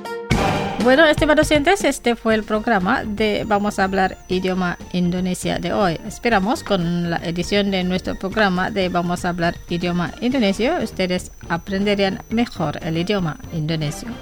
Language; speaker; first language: Spanish; non-native, fluent; Indonesian